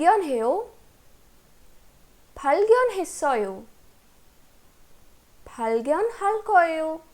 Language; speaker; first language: Korean; non-native, fluent; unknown